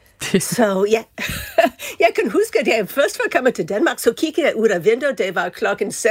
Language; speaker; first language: Danish; non-native, fluent; English